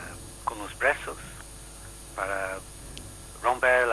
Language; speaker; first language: Spanish; non-native, learner; English